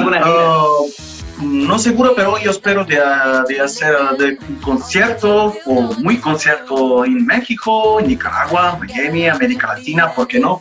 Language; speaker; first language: Spanish; non-native, learner; Italian